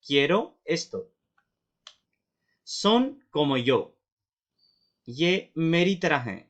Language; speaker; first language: Spanish; non-native, fluent; Urdu